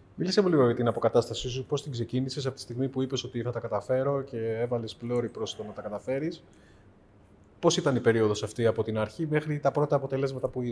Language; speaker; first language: Greek; native; Greek